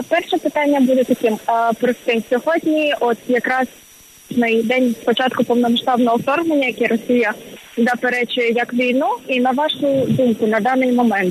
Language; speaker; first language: Ukrainian; native; Ukrainian